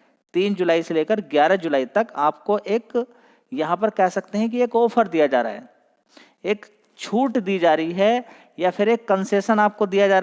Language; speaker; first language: Hindi; native; Hindi